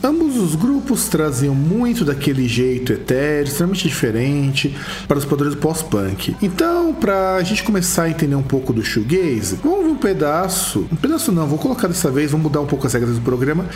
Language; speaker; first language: Portuguese; native; Portuguese